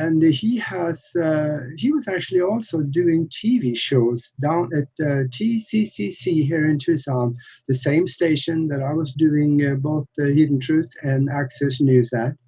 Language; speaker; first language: English; non-native, fluent; Norwegian